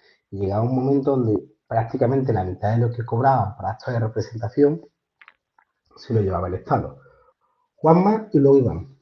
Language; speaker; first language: Spanish; native; Spanish